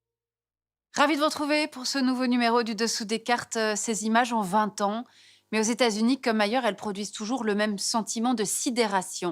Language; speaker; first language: French; native; French